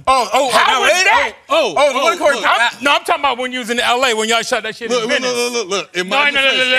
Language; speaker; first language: English; native; English